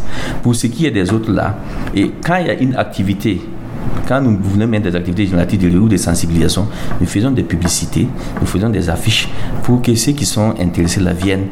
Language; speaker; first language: French; non-native, local second language; Mossi